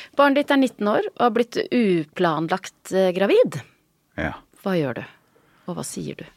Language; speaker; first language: Norwegian; native; Norwegian